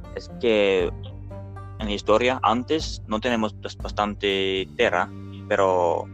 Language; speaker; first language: Spanish; non-native, fluent; Dutch